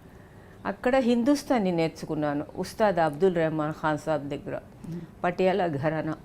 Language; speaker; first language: Telugu; non-native, fluent; Tamil